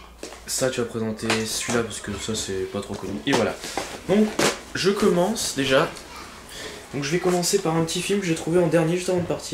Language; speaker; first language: French; native; French